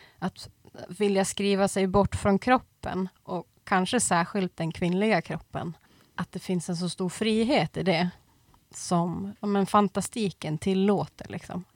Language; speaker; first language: Swedish; native; Swedish